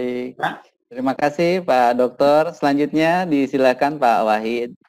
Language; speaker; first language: Indonesian; native; Indonesian